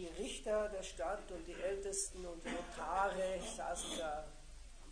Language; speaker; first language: German; native; German